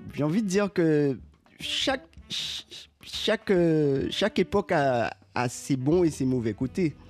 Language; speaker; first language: French; native; French